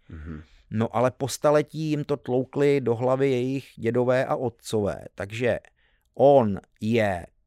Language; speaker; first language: Czech; early bilingual, heritage; Czech